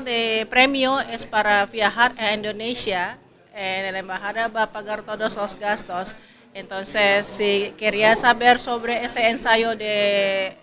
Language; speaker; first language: Spanish; non-native, learner; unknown